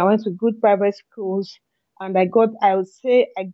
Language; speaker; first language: English; non-native, local second language; Igbo